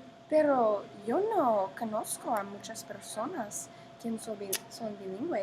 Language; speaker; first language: Spanish; non-native, learner; English